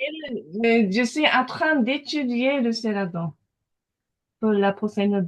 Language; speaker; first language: French; non-native, fluent; Japanese